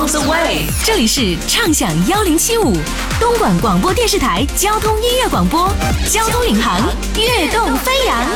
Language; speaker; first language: Chinese; native; Chinese